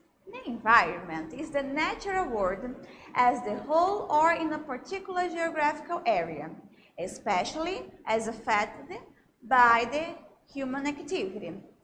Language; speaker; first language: English; non-native, fluent; Portuguese